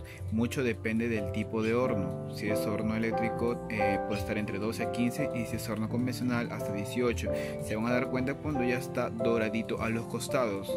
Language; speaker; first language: Spanish; native; Spanish